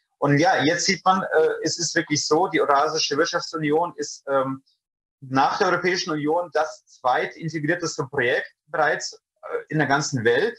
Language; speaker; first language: German; early bilingual, other home language; Russian